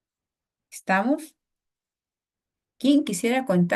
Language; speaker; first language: Spanish; native; Spanish